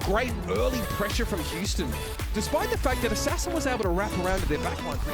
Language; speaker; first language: English; native; English